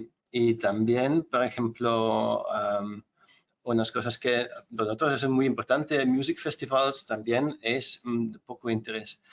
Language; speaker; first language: Spanish; non-native, fluent; Dutch